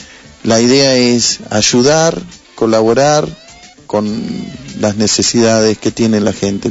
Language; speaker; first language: Spanish; native; Spanish